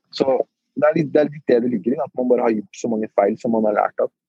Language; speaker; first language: Norwegian; early bilingual, other home language; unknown